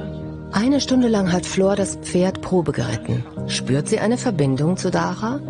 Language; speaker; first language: German; native; German